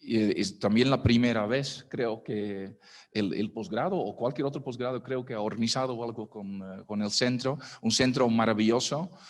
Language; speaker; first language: Spanish; non-native, fluent; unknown